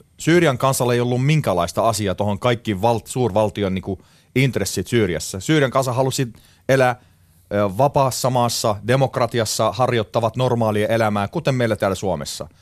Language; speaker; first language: Finnish; non-native, fluent; Arabic